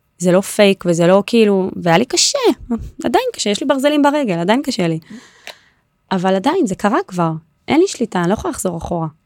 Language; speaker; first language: Hebrew; native; Hebrew